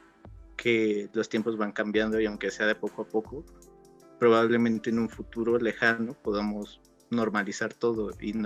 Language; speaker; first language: Spanish; native; Spanish